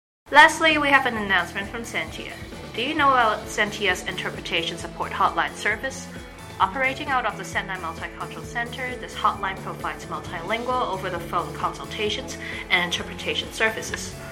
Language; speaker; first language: English; native; English